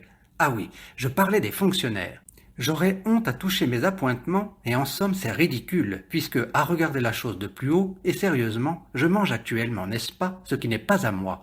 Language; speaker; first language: French; native; French